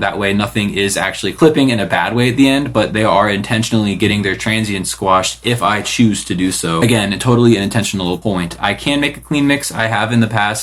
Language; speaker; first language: English; native; English